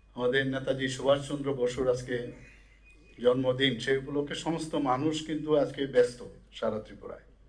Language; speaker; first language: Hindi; non-native, local second language; Bangla